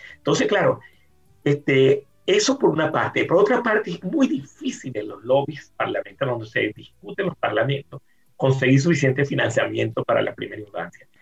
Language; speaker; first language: Spanish; native; Spanish